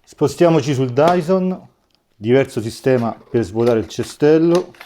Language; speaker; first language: Italian; native; Italian